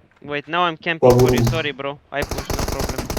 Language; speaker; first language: English; non-native, learner; Turkish